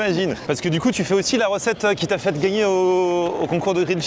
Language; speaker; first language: French; native; French